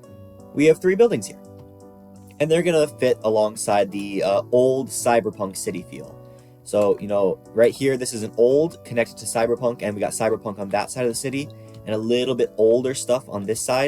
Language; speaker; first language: English; native; English